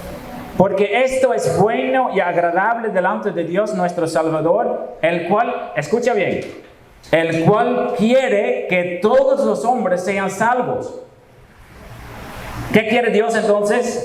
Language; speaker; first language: Spanish; non-native, fluent; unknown